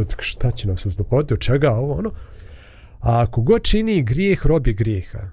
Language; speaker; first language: Bosnian; native; Bosnian